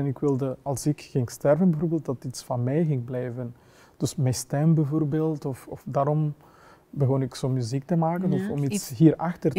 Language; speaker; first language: Dutch; non-native, fluent; Kinyarwanda